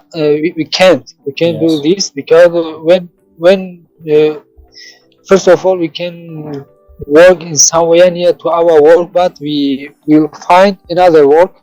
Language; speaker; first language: English; non-native, learner; Tajik